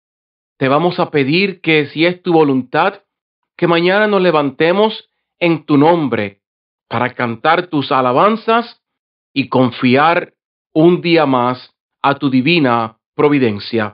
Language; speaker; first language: Spanish; native; Spanish